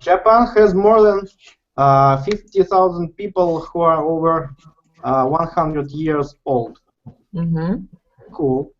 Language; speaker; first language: English; non-native, learner; Russian